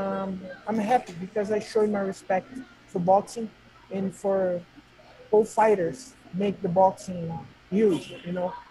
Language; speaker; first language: English; non-native, learner; Portuguese